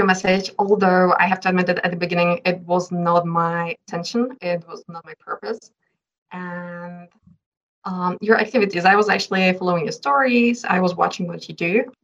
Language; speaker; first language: English; non-native, fluent; Czech